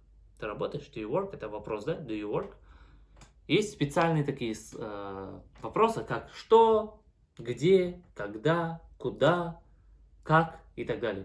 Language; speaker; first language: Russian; non-native, local second language; Kazakh